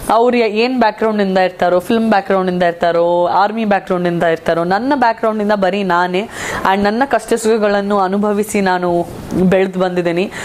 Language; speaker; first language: Kannada; non-native, local second language; Sindhi